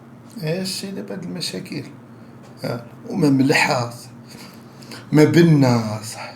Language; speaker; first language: Arabic; native; Arabic